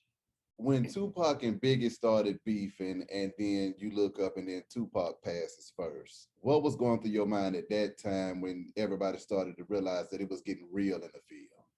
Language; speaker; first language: English; native; English